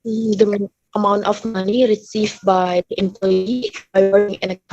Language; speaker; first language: English; non-native, learner; Indonesian